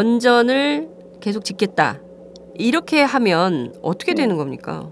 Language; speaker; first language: Korean; native; Korean